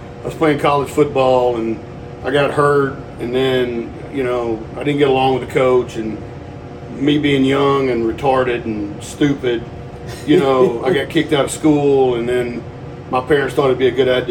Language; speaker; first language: English; native; English